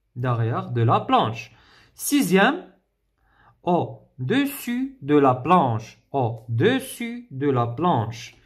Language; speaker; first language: French; non-native, local second language; Arabic